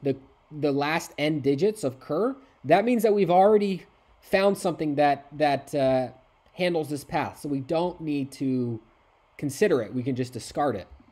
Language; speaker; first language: English; native; English